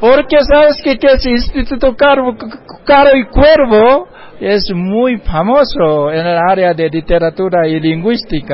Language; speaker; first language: Spanish; non-native, fluent; Korean